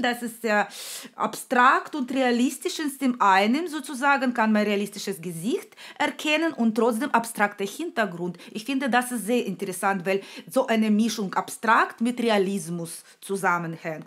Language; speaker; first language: German; non-native, learner; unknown